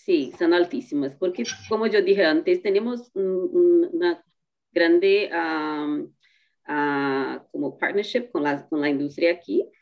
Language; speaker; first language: Spanish; non-native, fluent; Portuguese